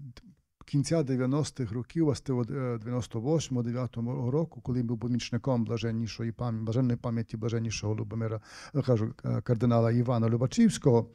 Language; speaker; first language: Ukrainian; native; Ukrainian